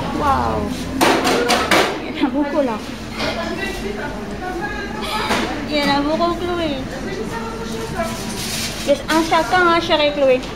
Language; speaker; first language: French; non-native, learner; Filipino